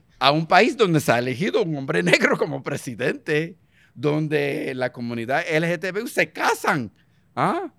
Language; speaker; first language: Spanish; early bilingual, heritage; Spanish